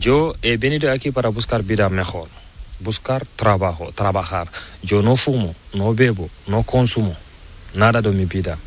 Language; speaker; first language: Spanish; non-native, learner; Fula